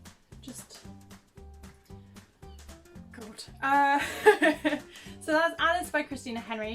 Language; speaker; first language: English; native; English